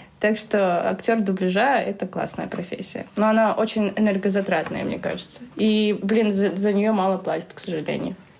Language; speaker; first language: Russian; native; Russian